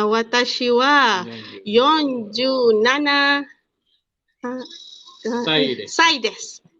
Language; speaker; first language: Japanese; non-native, learner; Malay